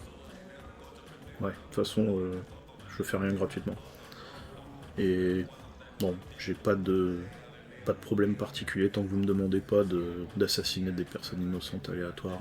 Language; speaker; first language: French; native; French